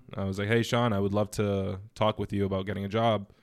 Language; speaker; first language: English; native; English